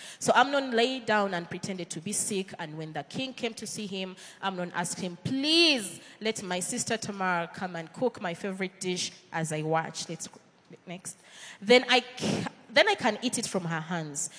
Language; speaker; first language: English; non-native, local second language; Ganda